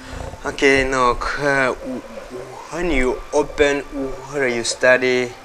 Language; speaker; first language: English; non-native, learner; Yakut